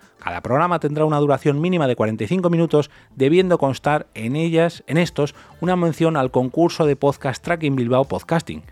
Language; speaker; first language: Spanish; native; Spanish